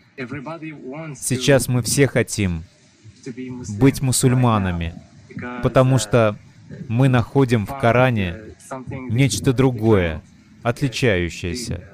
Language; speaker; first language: Russian; non-native, fluent; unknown